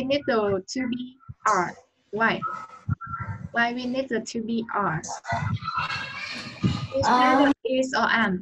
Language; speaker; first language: English; non-native, learner; Vietnamese